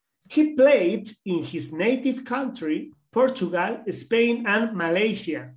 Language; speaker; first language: English; non-native, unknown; Spanish